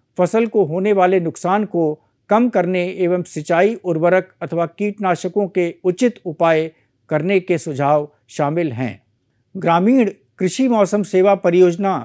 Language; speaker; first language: Hindi; native; Hindi